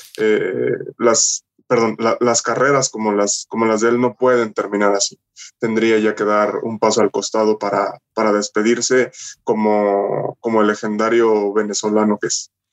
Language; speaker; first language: Spanish; native; Spanish